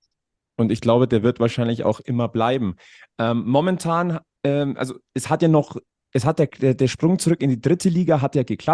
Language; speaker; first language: German; native; German